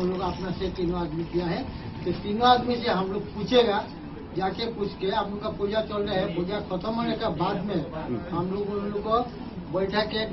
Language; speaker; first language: Hindi; non-native, local second language; Bangla